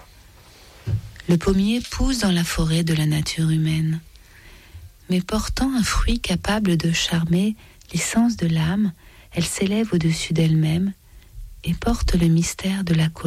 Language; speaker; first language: French; native; French